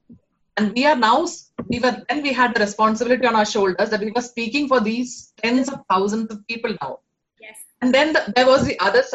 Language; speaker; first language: English; non-native, local second language; Malayalam